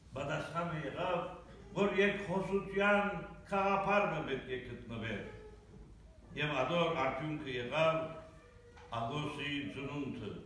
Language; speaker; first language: Armenian; early bilingual, heritage; Armenian